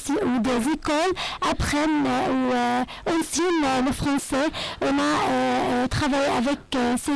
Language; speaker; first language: French; non-native, fluent; Arabic